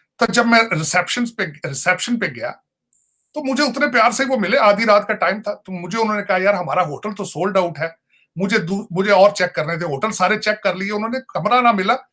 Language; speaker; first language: Urdu; non-native, local second language; Punjabi